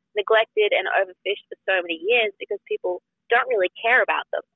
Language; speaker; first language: English; native; English